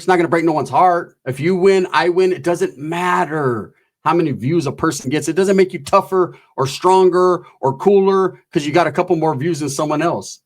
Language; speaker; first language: English; native; English